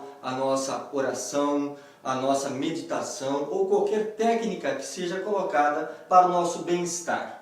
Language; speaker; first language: Portuguese; native; Portuguese